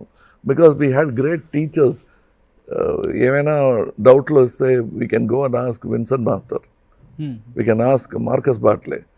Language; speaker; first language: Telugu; non-native, local second language; Tamil